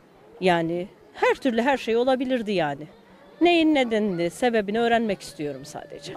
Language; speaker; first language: Turkish; native; Turkish